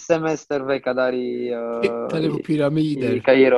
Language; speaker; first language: Swedish; non-native, fluent; Romanian